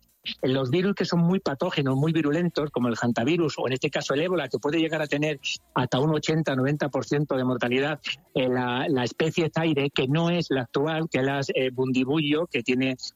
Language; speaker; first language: Spanish; native; Spanish